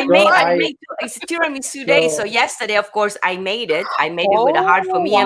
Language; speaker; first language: English; non-native, fluent; Italian